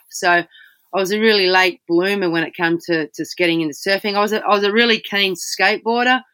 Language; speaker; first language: English; native; English